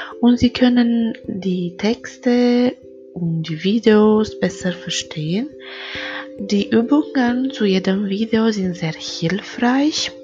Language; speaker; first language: German; non-native, fluent; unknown